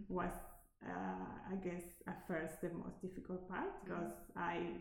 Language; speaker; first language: English; non-native, fluent; Spanish